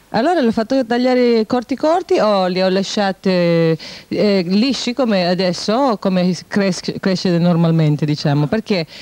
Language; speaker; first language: Italian; non-native, fluent; Filipino